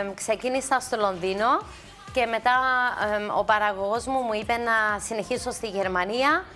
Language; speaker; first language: Greek; early bilingual, heritage; Greek